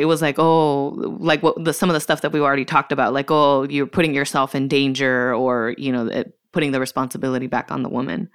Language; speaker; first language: English; early bilingual, other home language; Spanish